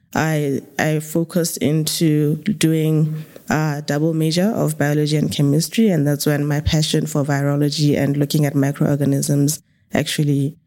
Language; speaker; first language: English; non-native, local second language; Tswana